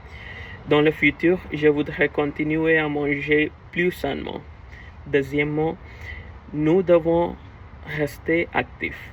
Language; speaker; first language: French; non-native, learner; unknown